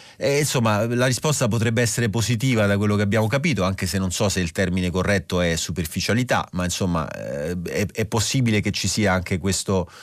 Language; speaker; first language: Italian; native; Italian